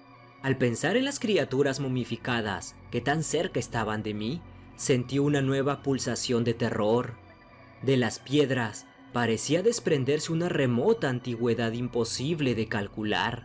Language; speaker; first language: Spanish; native; Spanish